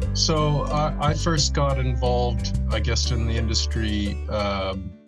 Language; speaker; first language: English; native; English